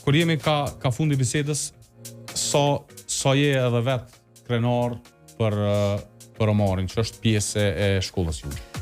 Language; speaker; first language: Albanian; native; Albanian